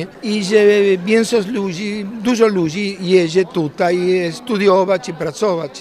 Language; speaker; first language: Polish; non-native, fluent; Spanish